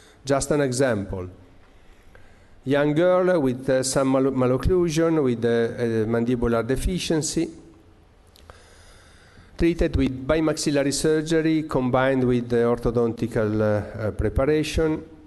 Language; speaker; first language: English; non-native, fluent; Italian